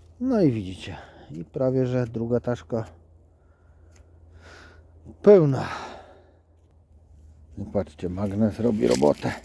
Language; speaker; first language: Polish; native; Polish